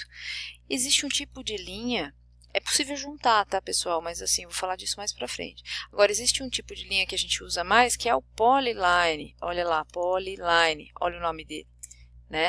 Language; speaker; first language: Portuguese; native; Portuguese